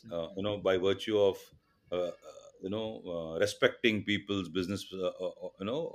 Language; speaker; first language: English; non-native, local second language; Tulu